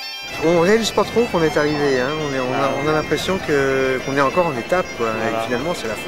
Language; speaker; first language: French; native; French